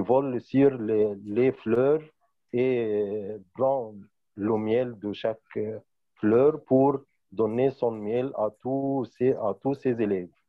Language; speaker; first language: French; non-native, fluent; Arabic